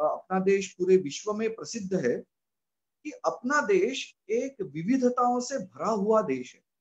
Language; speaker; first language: Hindi; non-native, local second language; Marathi